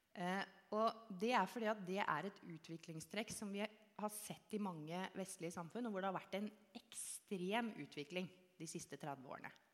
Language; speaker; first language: Norwegian; native; Norwegian